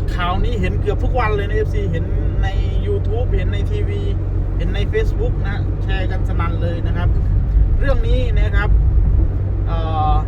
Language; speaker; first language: Thai; non-native, local second language; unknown